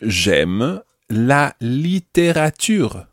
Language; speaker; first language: French; non-native, fluent; English